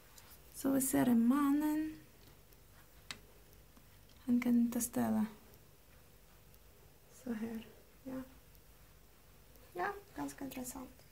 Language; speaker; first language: Swedish; non-native, learner; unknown